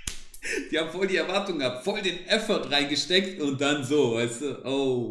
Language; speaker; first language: German; native; German